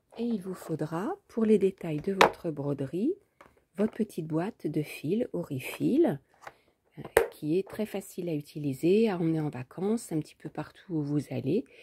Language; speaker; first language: French; native; French